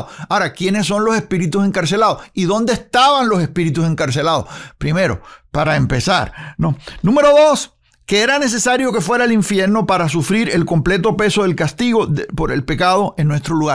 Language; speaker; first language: Spanish; native; Spanish